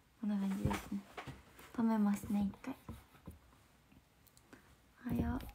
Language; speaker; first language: Japanese; native; Japanese